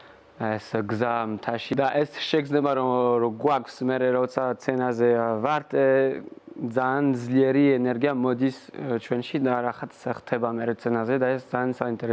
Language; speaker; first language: Georgian; non-native, fluent; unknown